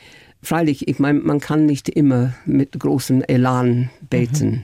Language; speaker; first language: German; non-native, fluent; English